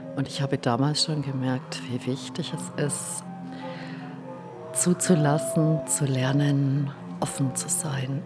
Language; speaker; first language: German; native; German